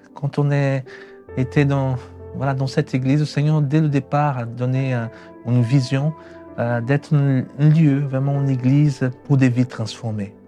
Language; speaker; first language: French; non-native, fluent; Portuguese